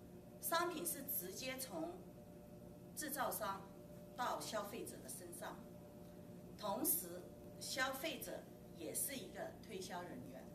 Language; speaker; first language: Chinese; native; Chinese